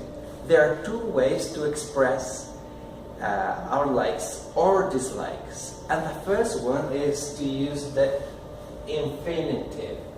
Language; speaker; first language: English; non-native, fluent; Spanish